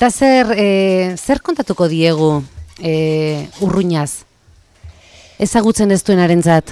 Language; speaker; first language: Basque; native; Basque